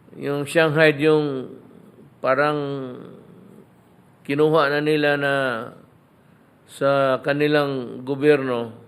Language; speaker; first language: Filipino; non-native, local second language; Cebuano